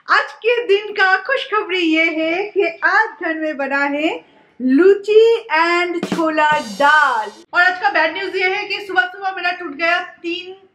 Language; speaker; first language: Hindi; non-native, local second language; Bangla